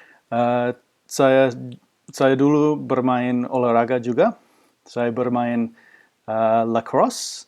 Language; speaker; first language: Indonesian; non-native, fluent; English